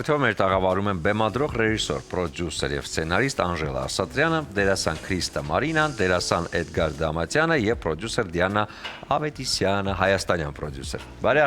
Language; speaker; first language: Armenian; native; Armenian